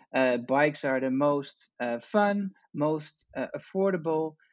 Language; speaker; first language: English; non-native, fluent; Dutch